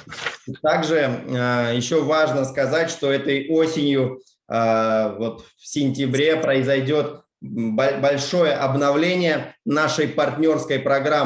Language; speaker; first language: Russian; native; Russian